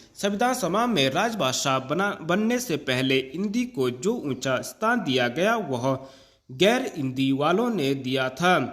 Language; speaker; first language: Hindi; native; Hindi